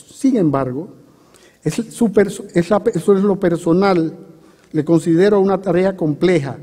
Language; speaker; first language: Spanish; native; Spanish